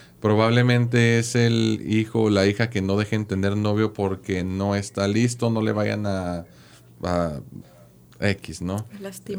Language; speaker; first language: Spanish; native; Spanish